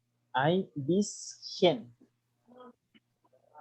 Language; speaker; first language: German; non-native, fluent; Spanish